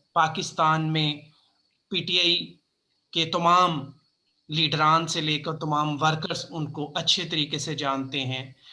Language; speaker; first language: Urdu; non-native, local second language; Punjabi